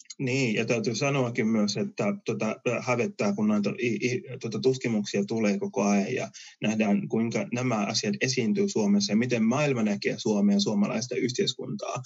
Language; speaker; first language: Finnish; early bilingual, other home language; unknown